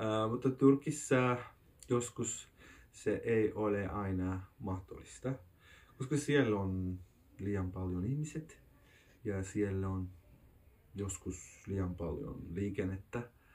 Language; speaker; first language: Finnish; non-native, learner; Turkish